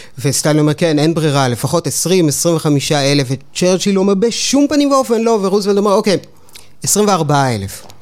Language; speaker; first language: Hebrew; native; Hebrew